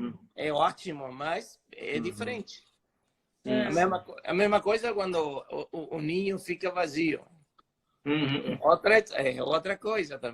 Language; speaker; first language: Portuguese; non-native, fluent; Spanish